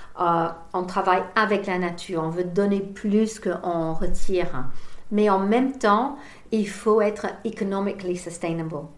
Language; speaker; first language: French; non-native, fluent; English